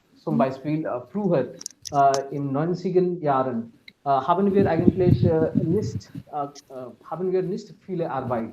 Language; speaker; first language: German; non-native, fluent; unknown